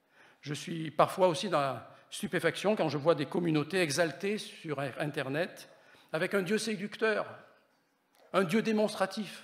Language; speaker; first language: French; native; French